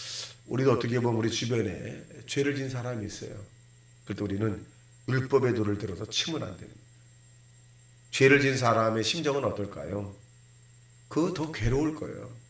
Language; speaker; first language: Korean; native; Korean